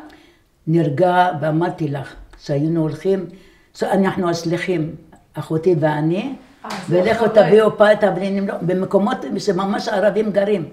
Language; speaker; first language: Hebrew; non-native, fluent; Arabic